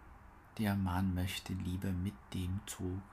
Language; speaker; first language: German; non-native, learner; English